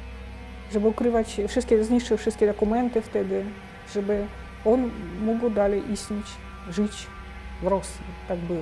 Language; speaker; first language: Polish; non-native, fluent; Russian